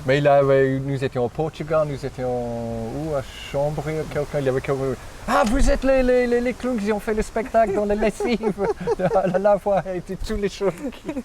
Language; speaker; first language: French; non-native, fluent; English